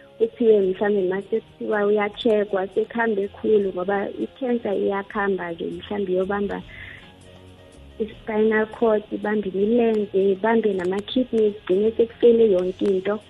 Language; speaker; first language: Zulu; non-native, local second language; South Ndebele